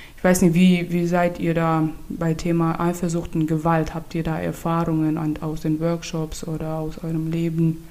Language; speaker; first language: German; non-native, fluent; Turkmen